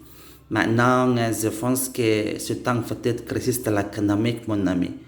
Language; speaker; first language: French; non-native, learner; Indonesian